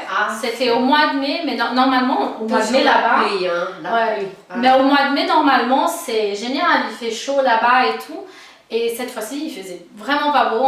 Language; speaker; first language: French; non-native, fluent; Portuguese